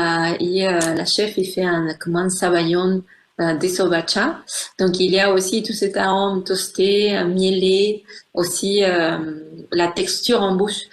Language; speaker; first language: French; non-native, fluent; Spanish